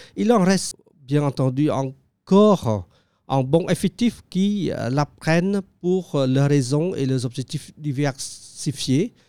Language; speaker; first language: French; non-native, fluent; Khmer